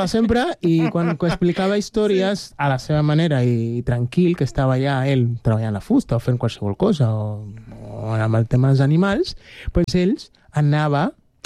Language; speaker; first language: Catalan; non-native, fluent; Spanish